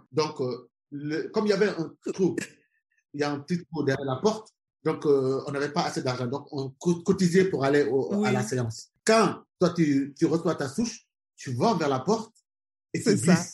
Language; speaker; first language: French; non-native, local second language; Wolof